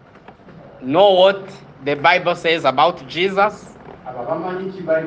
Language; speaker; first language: English; non-native, local second language; Kinyarwanda